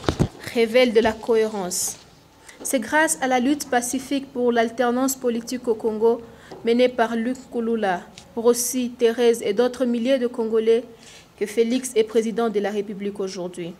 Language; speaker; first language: French; non-native, local second language; Swahili